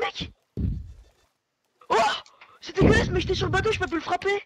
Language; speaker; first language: French; native; French